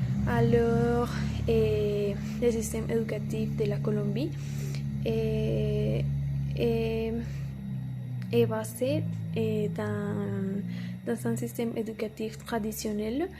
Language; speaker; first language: French; non-native, learner; Spanish